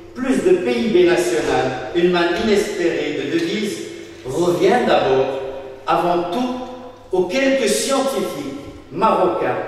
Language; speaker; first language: French; non-native, local second language; Arabic